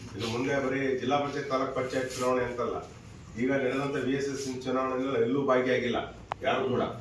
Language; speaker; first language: Kannada; native; Kannada